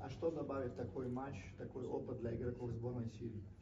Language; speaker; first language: Russian; native; Russian